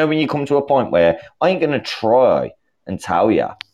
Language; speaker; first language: English; native; English